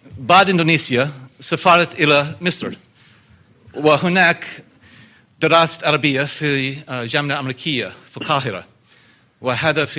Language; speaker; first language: Arabic; non-native, learner; English